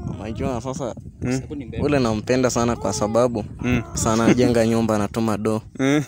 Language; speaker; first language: Swahili; non-native, local second language; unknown